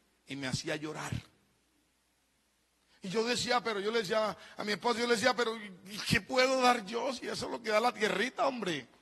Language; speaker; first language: Spanish; native; Spanish